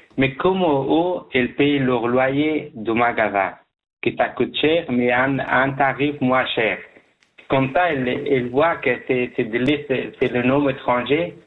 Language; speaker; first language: French; non-native, learner; Persian